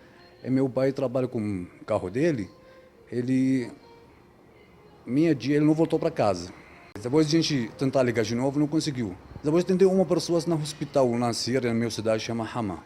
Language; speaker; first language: Portuguese; non-native, learner; Arabic